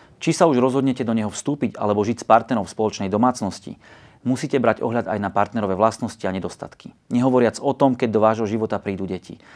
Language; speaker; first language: Slovak; native; Slovak